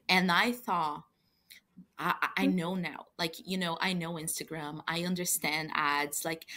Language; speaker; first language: English; non-native, fluent; Portuguese